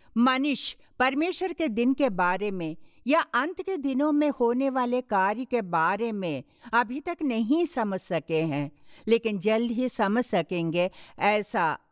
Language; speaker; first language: Hindi; non-native, local second language; Tamil